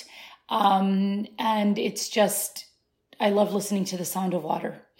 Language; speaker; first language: English; early bilingual, other home language; Arabic